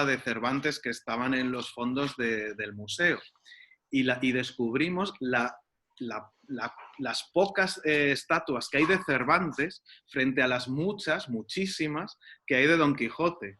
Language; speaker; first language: Spanish; native; Spanish